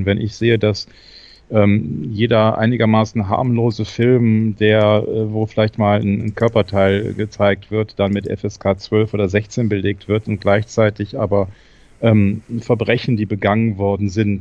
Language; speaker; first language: German; native; German